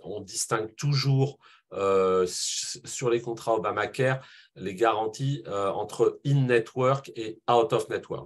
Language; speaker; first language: French; native; French